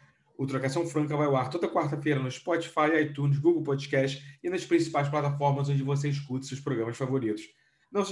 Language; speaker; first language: Portuguese; native; Portuguese